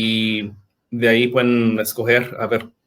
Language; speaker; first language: Spanish; early bilingual, heritage; Spanish